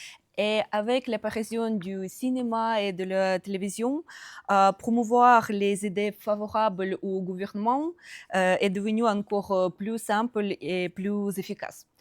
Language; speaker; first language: French; non-native, fluent; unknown